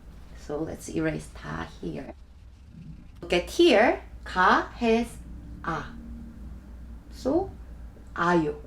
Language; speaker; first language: English; non-native, fluent; Korean